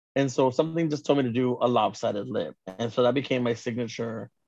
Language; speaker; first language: English; native; English